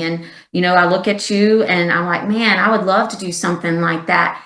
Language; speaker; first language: English; native; English